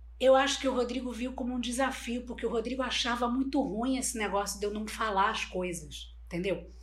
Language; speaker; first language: Portuguese; non-native, local second language; Spanish